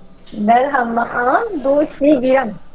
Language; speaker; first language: Persian; non-native, learner; Urdu